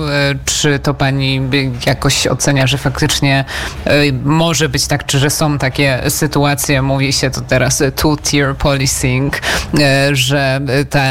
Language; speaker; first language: Polish; native; Polish